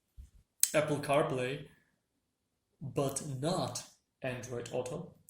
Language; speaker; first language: English; non-native, fluent; Turkish